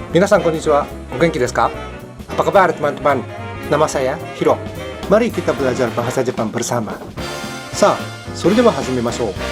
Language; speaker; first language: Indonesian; non-native, fluent; Japanese